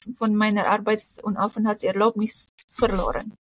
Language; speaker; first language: German; non-native, fluent; Indonesian